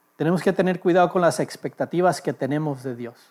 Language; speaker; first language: Spanish; early bilingual, heritage; Spanish